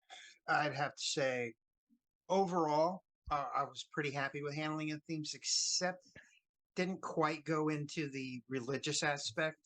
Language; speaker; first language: English; native; English